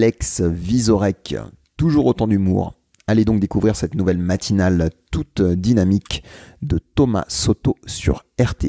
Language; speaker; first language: French; native; French